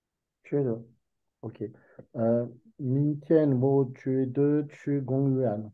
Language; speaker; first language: Chinese; non-native, learner; French